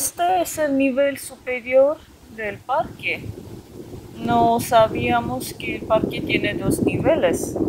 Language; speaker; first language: Spanish; non-native, fluent; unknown